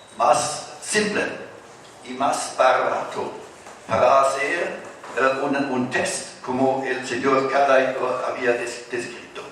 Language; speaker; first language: Spanish; non-native, fluent; German